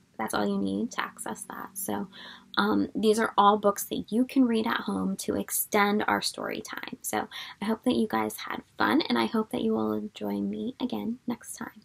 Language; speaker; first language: English; native; English